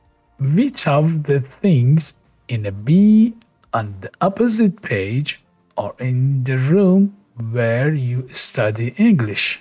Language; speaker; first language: English; non-native, fluent; Persian